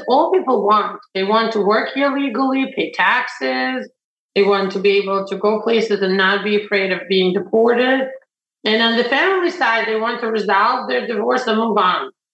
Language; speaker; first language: English; early bilingual, other home language; Ukrainian